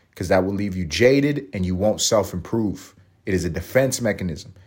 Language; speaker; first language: English; native; English